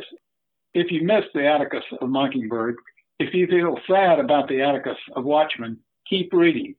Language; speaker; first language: English; native; English